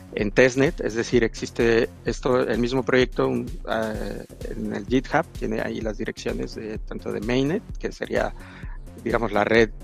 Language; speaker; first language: Spanish; native; Spanish